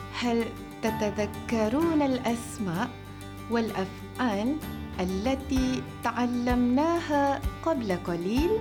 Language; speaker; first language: Arabic; non-native, fluent; Malay